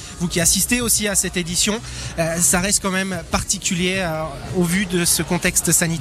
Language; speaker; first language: French; native; French